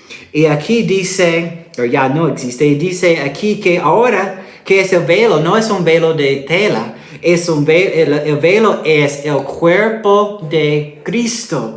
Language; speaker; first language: Spanish; non-native, fluent; English